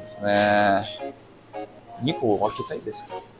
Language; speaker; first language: Japanese; non-native, learner; Russian